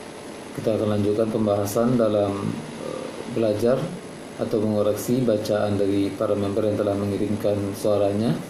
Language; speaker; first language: Indonesian; native; Indonesian